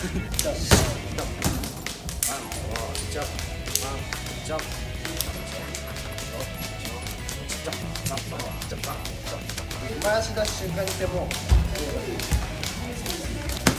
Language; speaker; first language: Japanese; native; Japanese